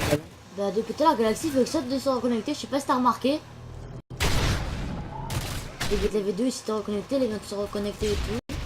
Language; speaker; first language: French; native; French